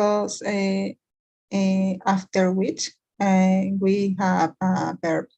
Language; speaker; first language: English; non-native, learner; Spanish